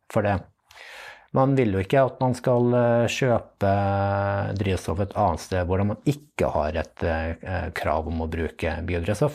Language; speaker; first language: Norwegian; native; Norwegian